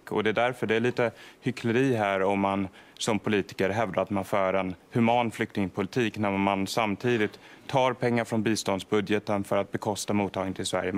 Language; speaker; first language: Swedish; native; Swedish